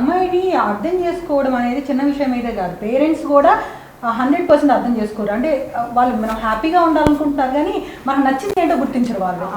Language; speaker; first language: Telugu; native; Telugu